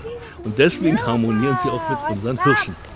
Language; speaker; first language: German; native; German